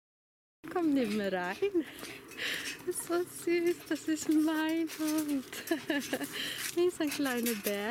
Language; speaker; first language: German; non-native, learner; Swedish